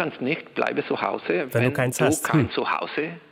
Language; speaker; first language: German; non-native, learner; Spanish